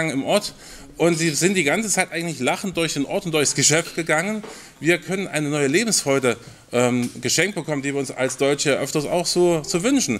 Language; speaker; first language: German; native; German